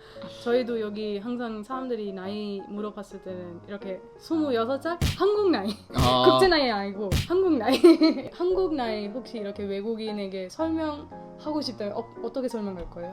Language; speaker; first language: Korean; non-native, fluent; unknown